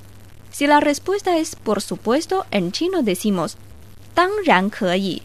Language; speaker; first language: Spanish; non-native, fluent; Chinese